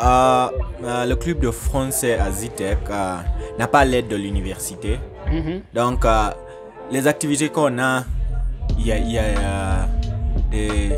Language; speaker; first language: French; non-native, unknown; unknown